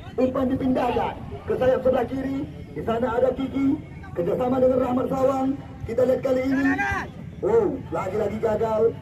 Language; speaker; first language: Indonesian; non-native, local second language; Achinese